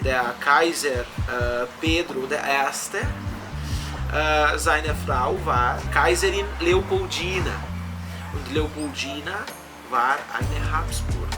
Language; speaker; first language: German; non-native, fluent; Portuguese